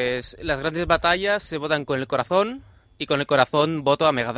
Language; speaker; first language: Spanish; native; Spanish